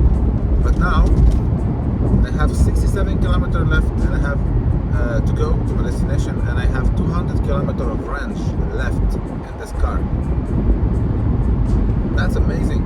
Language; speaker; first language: English; non-native, fluent; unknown